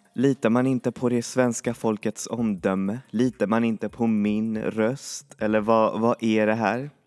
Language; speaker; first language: Swedish; native; Swedish